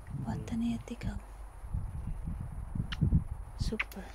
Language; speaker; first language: Swedish; non-native, learner; Filipino